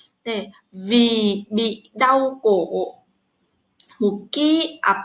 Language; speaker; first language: Korean; non-native, fluent; Vietnamese